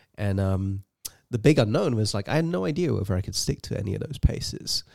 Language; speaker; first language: English; native; English